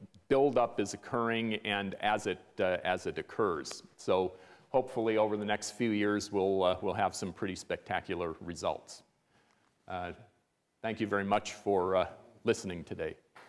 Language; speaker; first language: English; native; English